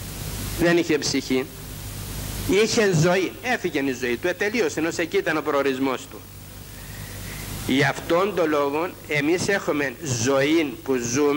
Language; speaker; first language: Greek; native; Greek